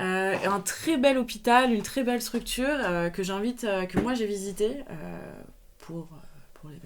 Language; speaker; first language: French; native; French